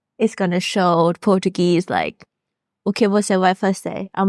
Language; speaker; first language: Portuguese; non-native, learner; Thai